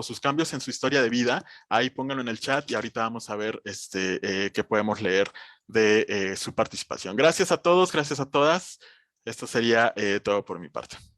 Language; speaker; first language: Spanish; native; Spanish